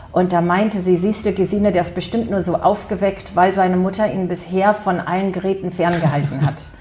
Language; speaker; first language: German; early bilingual, heritage; German